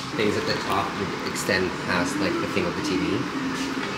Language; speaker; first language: English; non-native, learner; Spanish